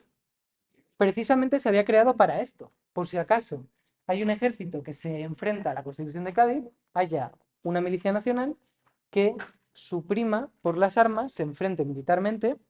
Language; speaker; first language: Spanish; native; Spanish